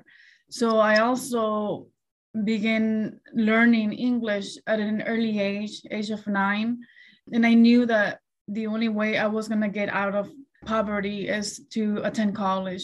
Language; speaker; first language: English; early bilingual, other home language; Spanish